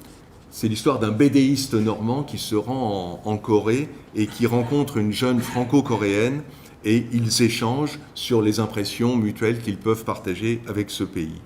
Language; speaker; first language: French; native; French